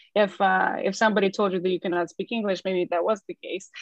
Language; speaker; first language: English; non-native, fluent; Ukrainian